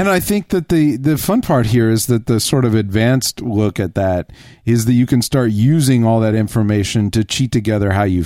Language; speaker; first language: English; native; English